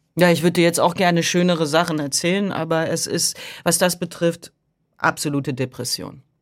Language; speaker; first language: German; early bilingual, heritage; Persian